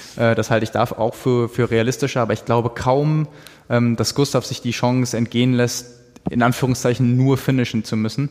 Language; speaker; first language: German; native; German